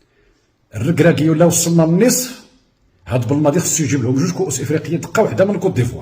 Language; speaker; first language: Arabic; native; Arabic